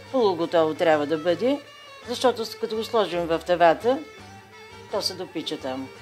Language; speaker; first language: Bulgarian; native; Bulgarian